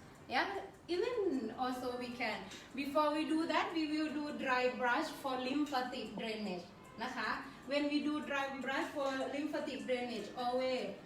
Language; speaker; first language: English; non-native, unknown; Thai